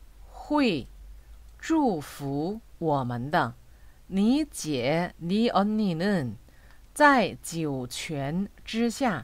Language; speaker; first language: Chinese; non-native, fluent; Korean